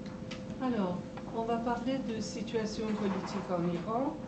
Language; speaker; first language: French; non-native, fluent; Persian